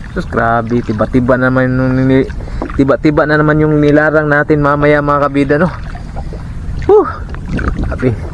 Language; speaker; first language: Filipino; non-native, local second language; Cebuano